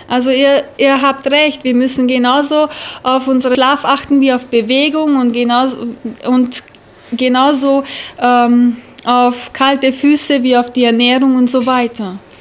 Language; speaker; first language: German; native; German